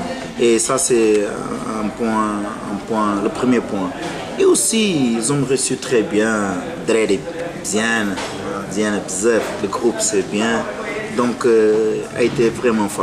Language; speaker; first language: French; non-native, fluent; Portuguese